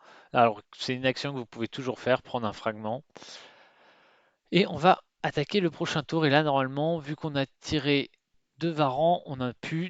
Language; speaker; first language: French; native; French